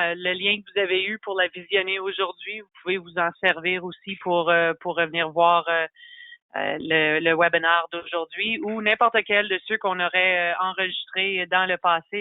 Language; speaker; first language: French; native; French